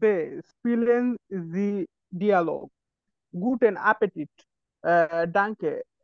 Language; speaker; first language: German; non-native, learner; Bangla